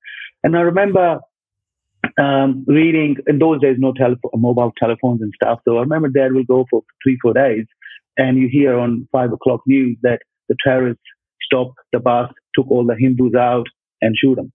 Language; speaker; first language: English; non-native, local second language; Punjabi